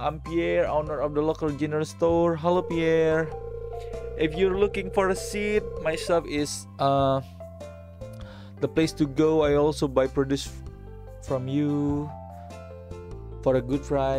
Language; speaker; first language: English; non-native, fluent; Indonesian